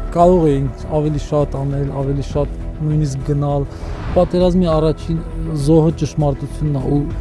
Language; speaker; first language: Armenian; native; Armenian